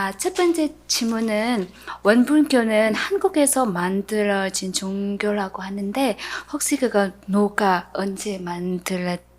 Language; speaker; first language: Korean; non-native, learner; Vietnamese